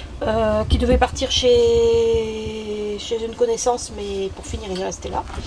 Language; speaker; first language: French; native; French